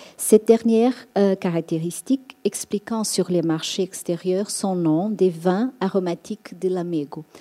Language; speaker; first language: French; non-native, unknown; Portuguese